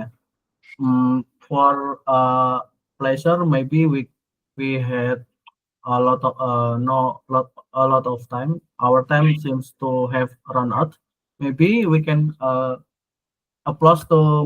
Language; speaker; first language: English; non-native, learner; Indonesian